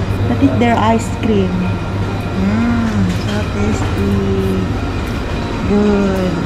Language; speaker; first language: English; non-native, learner; Filipino